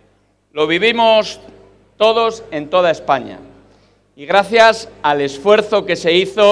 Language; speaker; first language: Spanish; native; Spanish